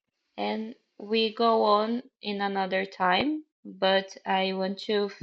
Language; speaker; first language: English; non-native, learner; Portuguese